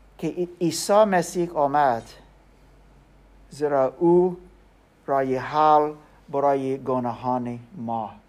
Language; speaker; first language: Persian; non-native, learner; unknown